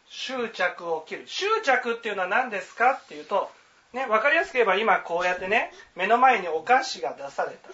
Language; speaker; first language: Japanese; native; Japanese